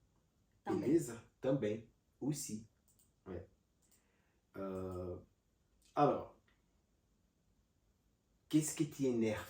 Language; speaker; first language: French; non-native, learner; Portuguese